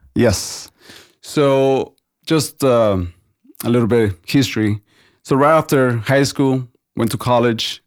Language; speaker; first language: English; non-native, fluent; Spanish